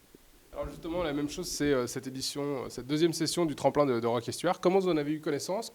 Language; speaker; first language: French; native; French